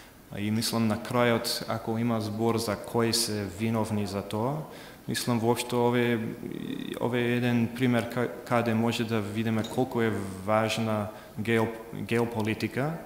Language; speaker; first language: Macedonian; non-native, fluent; English